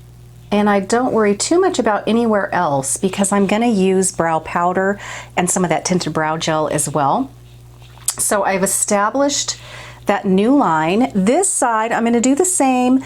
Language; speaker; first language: English; native; English